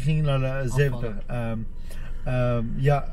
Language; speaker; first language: Dutch; non-native, fluent; Armenian